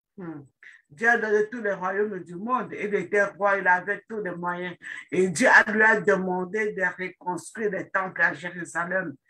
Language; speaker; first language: French; non-native, local second language; Lingala